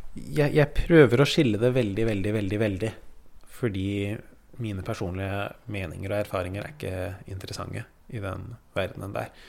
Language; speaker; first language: Norwegian; early bilingual, other home language; Persian